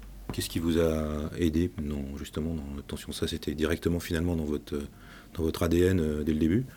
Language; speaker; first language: French; native; French